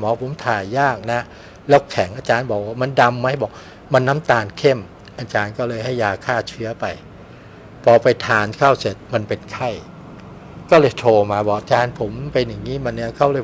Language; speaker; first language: Thai; native; Thai